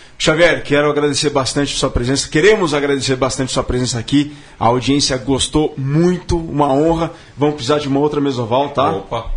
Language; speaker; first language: Portuguese; native; Portuguese